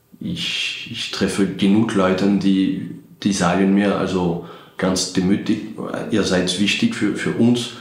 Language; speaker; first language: German; non-native, fluent; French